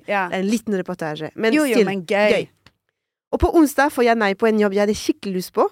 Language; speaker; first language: Norwegian; non-native, fluent; French